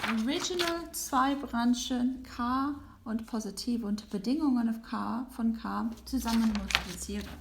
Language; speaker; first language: German; non-native, fluent; English